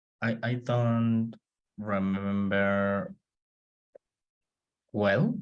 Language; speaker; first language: English; non-native, learner; Spanish